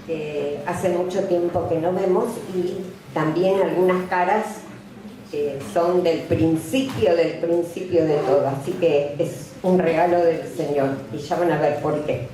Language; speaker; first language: Spanish; native; Spanish